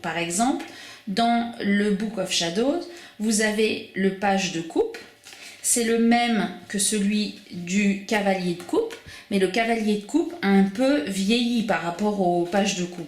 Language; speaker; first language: French; native; French